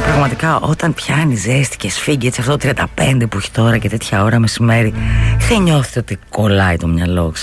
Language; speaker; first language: Greek; native; Greek